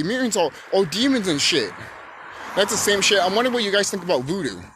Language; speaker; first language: English; native; English